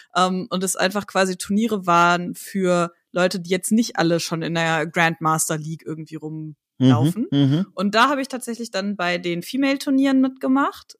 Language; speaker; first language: German; native; German